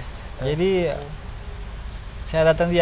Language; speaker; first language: Indonesian; non-native, learner; Spanish